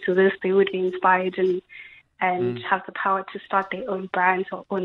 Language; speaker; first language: English; non-native, local second language; Xhosa